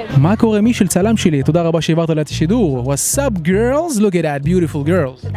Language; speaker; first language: Hebrew; native; Hebrew